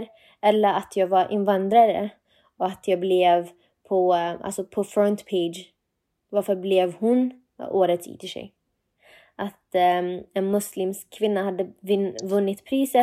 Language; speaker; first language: Swedish; non-native, fluent; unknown